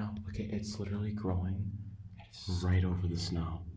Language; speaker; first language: English; native; English